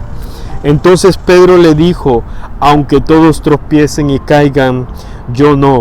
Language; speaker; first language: Spanish; native; Spanish